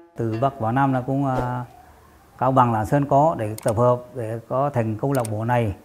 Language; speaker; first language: Vietnamese; non-native, local second language; Tày